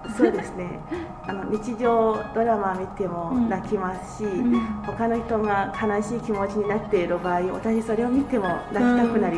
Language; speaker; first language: Japanese; non-native, fluent; Chinese